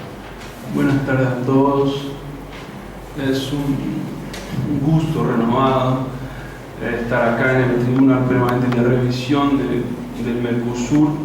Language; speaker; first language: Spanish; non-native, fluent; Portuguese